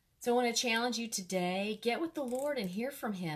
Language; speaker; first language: English; native; English